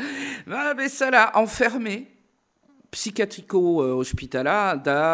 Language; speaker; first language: Basque; non-native, local second language; French